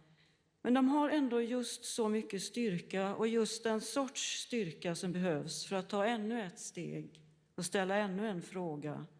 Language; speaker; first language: Swedish; native; Swedish